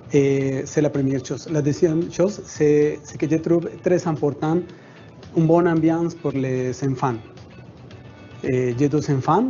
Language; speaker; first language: French; non-native, fluent; Spanish